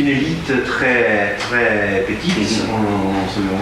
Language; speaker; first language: French; non-native, fluent; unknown